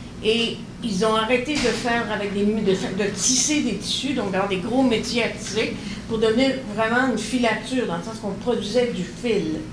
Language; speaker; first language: French; native; French